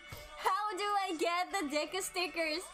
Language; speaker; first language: English; non-native, learner; Japanese